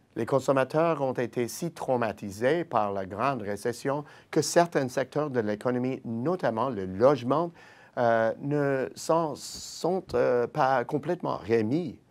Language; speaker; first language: French; native; French